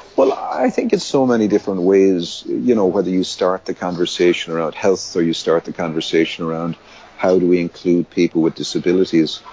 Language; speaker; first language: English; native; English